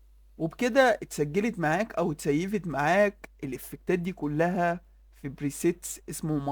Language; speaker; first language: Arabic; native; Arabic